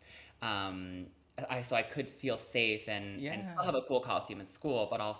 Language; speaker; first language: English; native; English